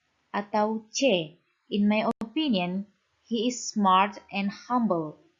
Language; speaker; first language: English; non-native, fluent; Indonesian